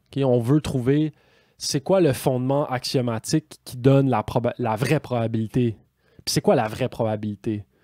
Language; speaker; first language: French; native; French